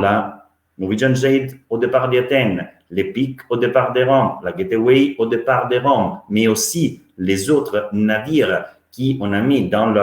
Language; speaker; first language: French; non-native, fluent; Italian